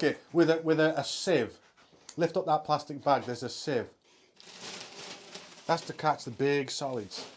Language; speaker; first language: English; native; English